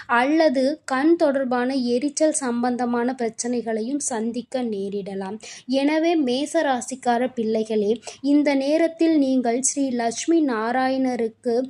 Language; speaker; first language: Tamil; native; Tamil